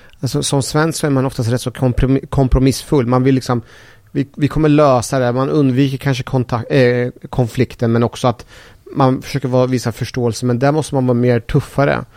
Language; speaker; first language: Swedish; early bilingual, other home language; Persian